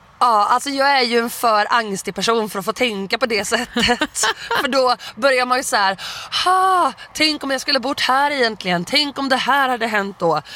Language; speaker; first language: Swedish; native; Swedish